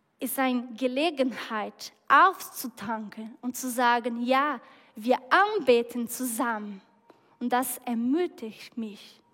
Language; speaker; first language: German; non-native, fluent; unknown